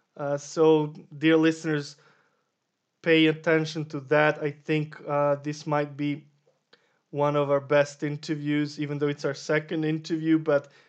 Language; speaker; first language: English; non-native, fluent; Serbian